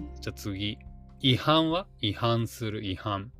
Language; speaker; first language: Japanese; native; Japanese